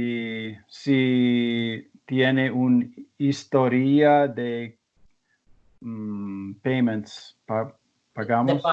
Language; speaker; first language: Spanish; non-native, learner; English